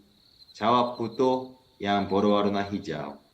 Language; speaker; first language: Indonesian; native; Indonesian